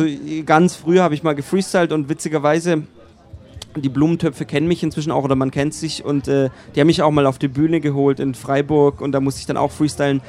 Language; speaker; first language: German; native; German